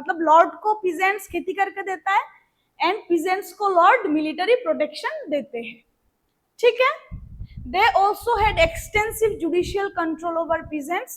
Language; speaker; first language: Hindi; non-native, local second language; Bangla